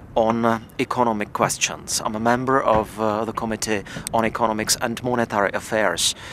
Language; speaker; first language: English; non-native, fluent; Czech